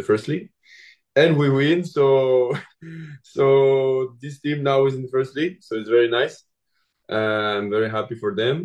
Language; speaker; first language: English; non-native, learner; French